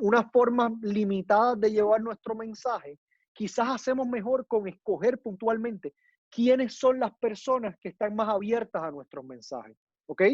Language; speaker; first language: Spanish; native; Spanish